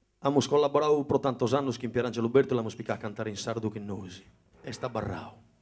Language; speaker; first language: Italian; non-native, local second language; Sardinian